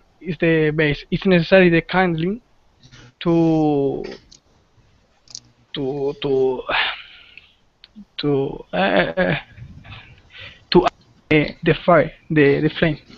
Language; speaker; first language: English; non-native, learner; Spanish